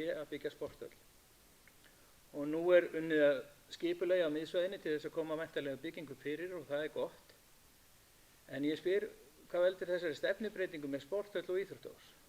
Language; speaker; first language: Icelandic; native; Icelandic